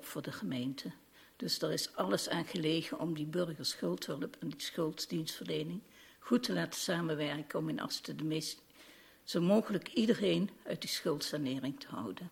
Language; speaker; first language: Dutch; native; Dutch